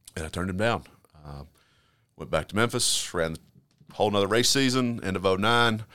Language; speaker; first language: English; native; English